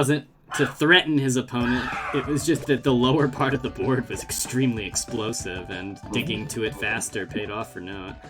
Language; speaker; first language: English; native; English